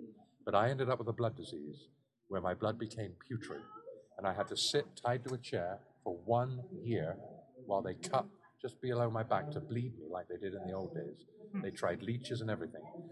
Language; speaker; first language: English; native; English